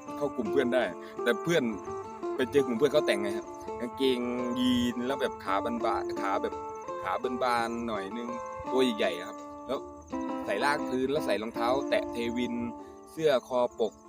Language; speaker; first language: Thai; non-native, local second language; Northeastern Thai